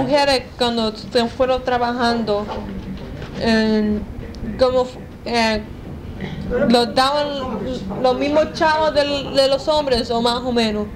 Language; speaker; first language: Spanish; early bilingual, heritage; Spanish